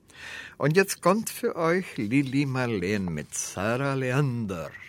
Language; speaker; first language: German; early bilingual, heritage; Spanish